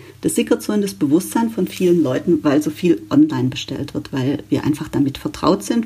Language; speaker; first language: German; native; German